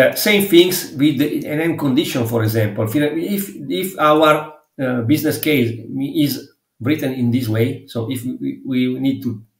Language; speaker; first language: English; non-native, fluent; Italian